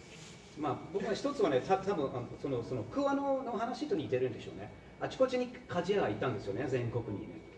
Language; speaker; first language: Japanese; non-native, fluent; English